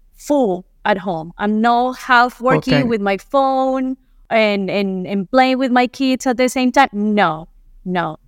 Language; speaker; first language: English; non-native, fluent; Spanish